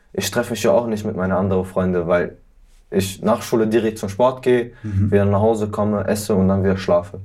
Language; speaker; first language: German; early bilingual, other home language; Arabic